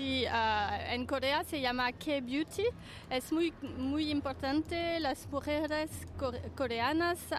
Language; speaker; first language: Spanish; non-native, fluent; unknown